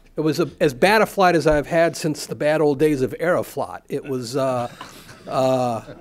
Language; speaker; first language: English; native; English